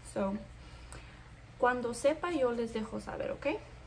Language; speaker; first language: Spanish; early bilingual, heritage; Spanish